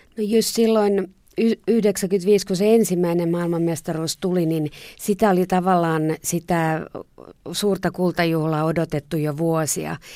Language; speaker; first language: Finnish; native; Finnish